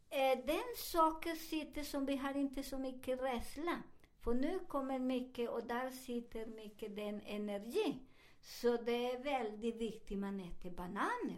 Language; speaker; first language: Swedish; non-native, fluent; Spanish